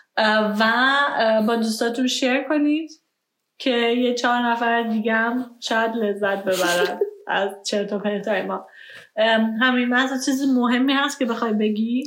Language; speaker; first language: Persian; early bilingual, heritage; Persian